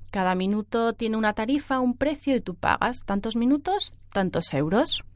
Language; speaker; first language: Spanish; native; Spanish